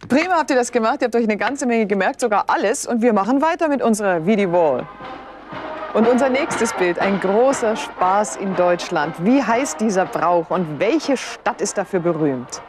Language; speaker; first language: German; native; German